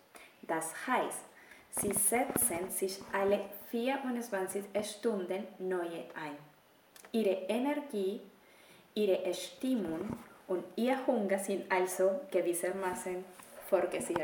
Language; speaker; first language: German; non-native, fluent; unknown